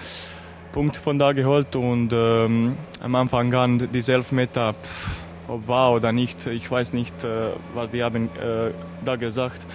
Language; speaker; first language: German; non-native, learner; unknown